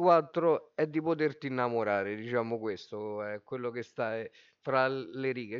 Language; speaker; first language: Italian; native; Italian